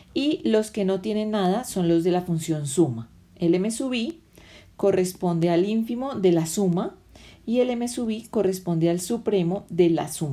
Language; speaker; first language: Spanish; native; Spanish